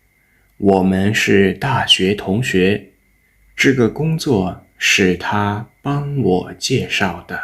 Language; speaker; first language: Chinese; non-native, fluent; Lao